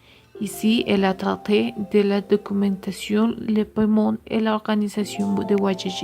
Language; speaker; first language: French; non-native, learner; Spanish